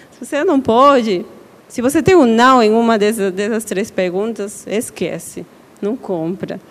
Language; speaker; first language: Portuguese; non-native, fluent; Spanish